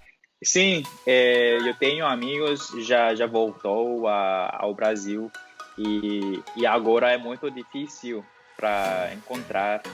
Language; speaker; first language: Portuguese; non-native, learner; Spanish